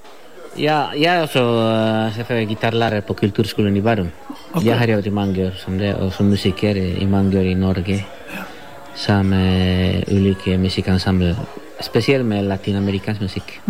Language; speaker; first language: Norwegian; non-native, fluent; Spanish